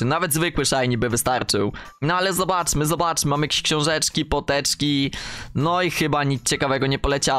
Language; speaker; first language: Polish; native; Polish